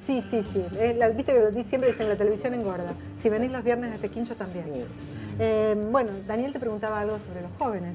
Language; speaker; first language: Spanish; native; Spanish